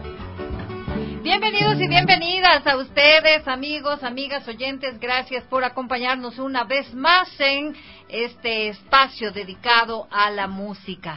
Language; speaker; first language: Spanish; native; Spanish